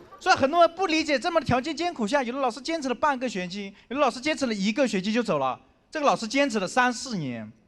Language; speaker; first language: Chinese; non-native, local second language; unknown